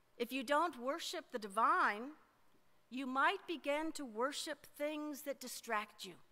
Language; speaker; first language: English; native; English